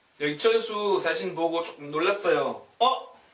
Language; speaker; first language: Korean; non-native, fluent; French